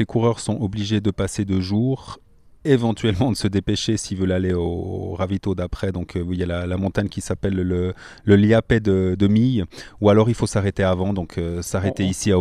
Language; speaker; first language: French; native; French